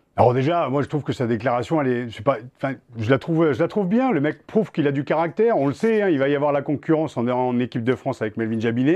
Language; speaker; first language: French; native; French